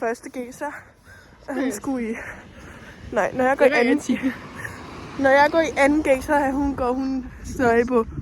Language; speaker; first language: Danish; native; Danish